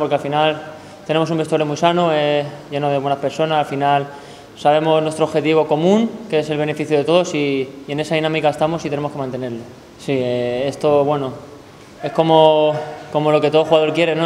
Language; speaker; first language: Spanish; native; Spanish